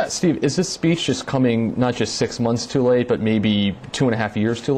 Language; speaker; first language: English; native; English